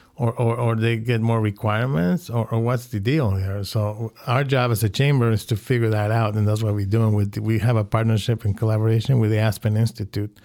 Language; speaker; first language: English; non-native, fluent; Spanish